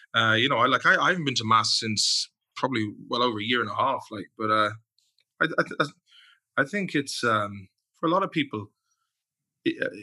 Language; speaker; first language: English; native; English